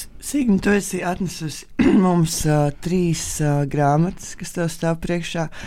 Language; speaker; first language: Latvian; native; Latvian